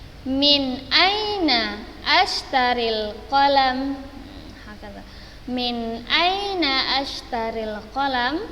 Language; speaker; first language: Arabic; non-native, fluent; Indonesian